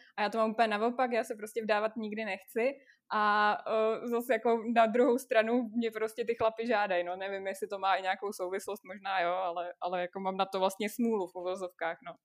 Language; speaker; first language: Czech; non-native, fluent; Russian